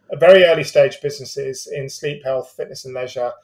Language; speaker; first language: English; native; English